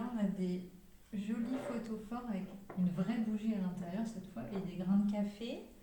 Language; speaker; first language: French; native; French